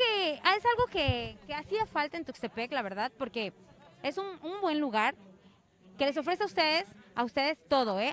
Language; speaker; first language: Spanish; native; Spanish